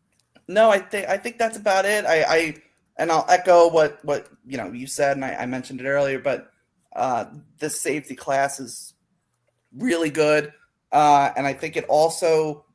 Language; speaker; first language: English; native; English